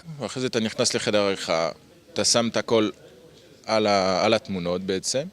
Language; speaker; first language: Hebrew; non-native, fluent; French